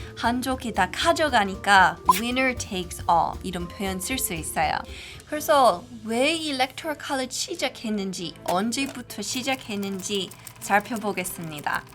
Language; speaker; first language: Korean; non-native, fluent; English